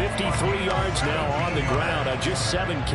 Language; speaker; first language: English; native; English